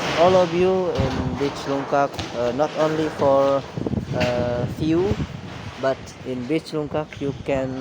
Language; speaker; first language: English; non-native, learner; Indonesian